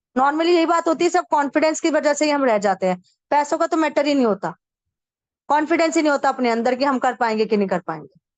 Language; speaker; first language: Hindi; native; Hindi